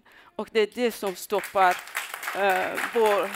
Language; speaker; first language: Swedish; non-native, fluent; Persian